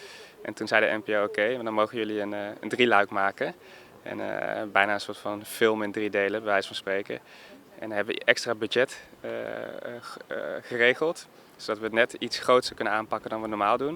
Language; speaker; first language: Dutch; native; Dutch